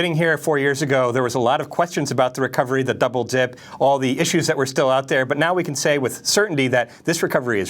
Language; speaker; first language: English; native; English